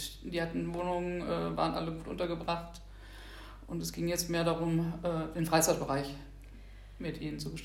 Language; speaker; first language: German; native; German